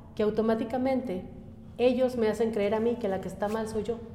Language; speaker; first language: Spanish; native; Spanish